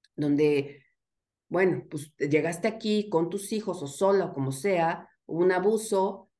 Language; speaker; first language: Spanish; native; Spanish